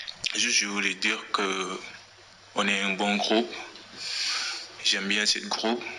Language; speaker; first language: French; non-native, local second language; Wolof